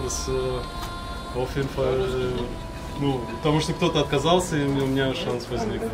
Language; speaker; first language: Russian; early bilingual, heritage; Russian